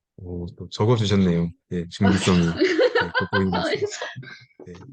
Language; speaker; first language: Korean; native; Korean